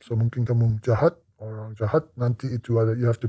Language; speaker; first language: Indonesian; non-native, learner; English